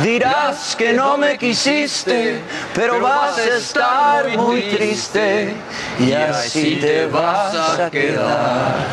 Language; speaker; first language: Spanish; native; Spanish